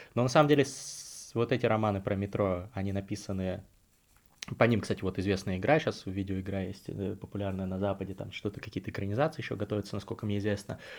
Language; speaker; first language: Russian; native; Russian